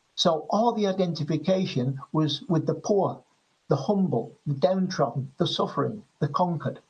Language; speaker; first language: English; native; English